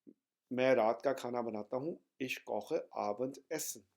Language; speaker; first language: German; non-native, fluent; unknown